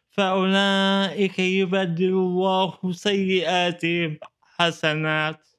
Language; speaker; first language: Arabic; non-native, fluent; English